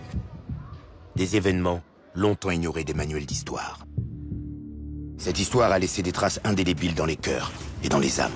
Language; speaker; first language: French; native; French